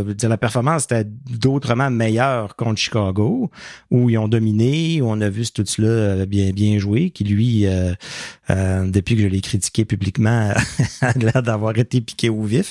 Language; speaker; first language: French; native; French